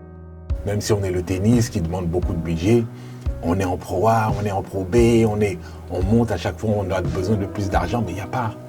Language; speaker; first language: French; native; French